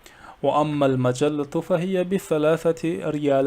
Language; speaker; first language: Arabic; non-native, fluent; Kazakh